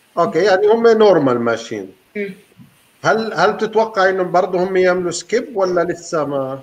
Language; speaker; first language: Arabic; native; Arabic